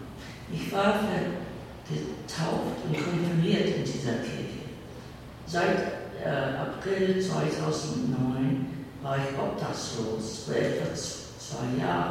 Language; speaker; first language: German; early bilingual, heritage; English